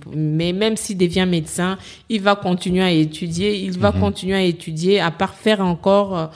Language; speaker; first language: French; non-native, local second language; Lingala